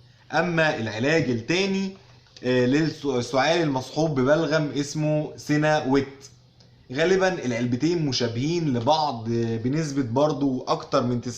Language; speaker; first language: Arabic; native; Arabic